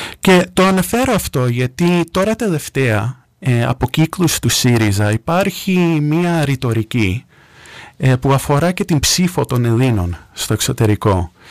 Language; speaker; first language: Greek; early bilingual, heritage; Greek